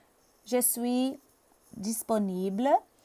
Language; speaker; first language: French; non-native, fluent; Portuguese